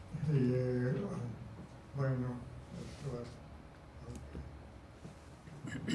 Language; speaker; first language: Spanish; non-native, fluent; English